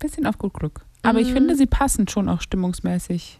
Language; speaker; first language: German; native; German